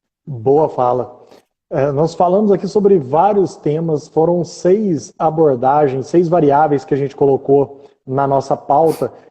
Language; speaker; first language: Portuguese; native; Portuguese